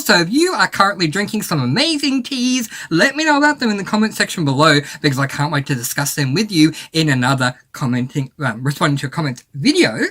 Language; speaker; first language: English; native; English